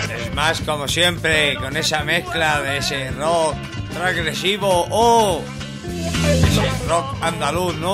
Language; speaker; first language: Spanish; native; Spanish